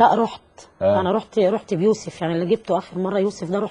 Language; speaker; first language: Arabic; native; Arabic